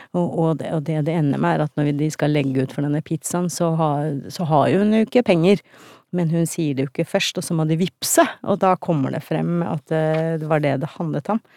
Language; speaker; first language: Norwegian; early bilingual, other home language; Turkish